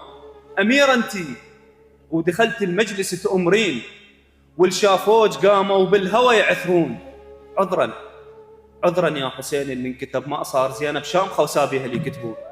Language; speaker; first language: Arabic; native; Arabic